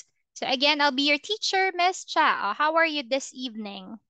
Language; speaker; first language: English; non-native, fluent; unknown